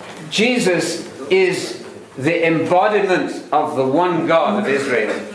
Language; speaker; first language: English; native; English